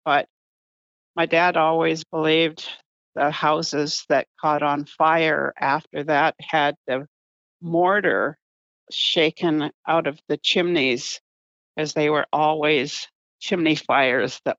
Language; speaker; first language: English; native; English